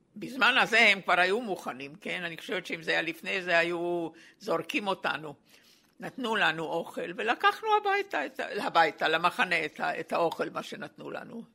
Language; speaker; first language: Hebrew; non-native, fluent; Slovak